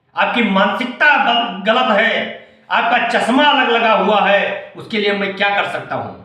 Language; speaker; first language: Hindi; native; Hindi